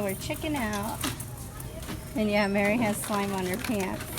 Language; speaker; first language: English; native; English